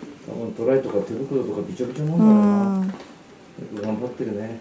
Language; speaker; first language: Japanese; native; Japanese